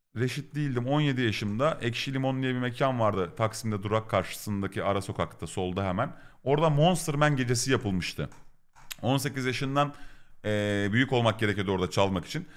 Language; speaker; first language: Turkish; native; Turkish